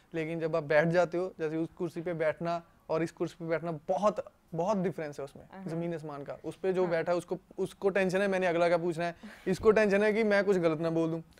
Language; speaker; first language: Hindi; non-native, local second language; Punjabi